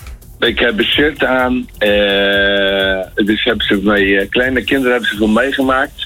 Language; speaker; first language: Dutch; non-native, fluent; Arabic